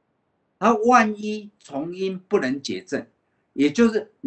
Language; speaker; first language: Chinese; native; Chinese